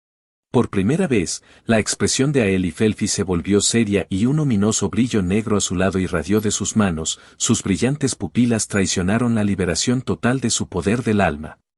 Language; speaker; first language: Spanish; native; Spanish